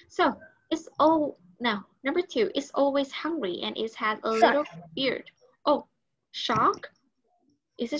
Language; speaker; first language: English; non-native, learner; Vietnamese